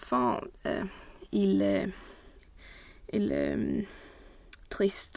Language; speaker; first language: French; non-native, learner; Swedish